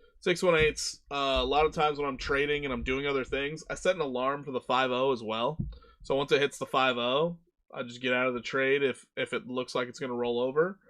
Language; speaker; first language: English; native; English